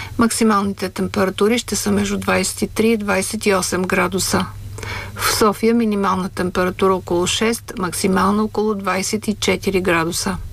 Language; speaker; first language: Bulgarian; native; Bulgarian